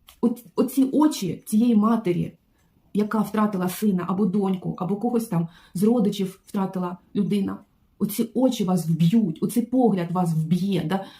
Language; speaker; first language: Ukrainian; non-native, local second language; Russian